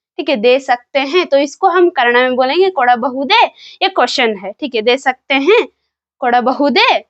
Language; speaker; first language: Hindi; non-native, local second language; Kannada